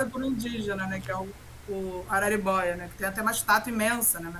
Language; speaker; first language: Portuguese; native; Portuguese